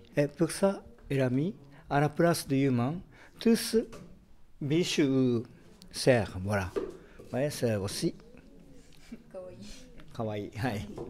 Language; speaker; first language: French; non-native, fluent; Japanese